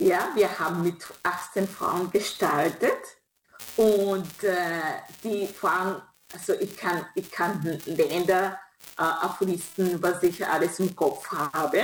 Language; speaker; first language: German; non-native, fluent; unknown